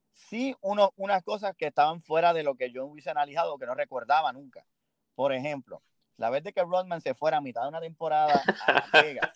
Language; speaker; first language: Spanish; early bilingual, heritage; Spanish